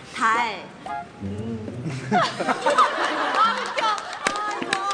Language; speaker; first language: Korean; non-native, fluent; Chinese